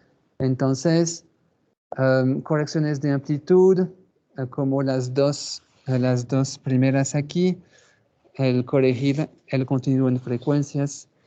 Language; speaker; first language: Spanish; non-native, fluent; French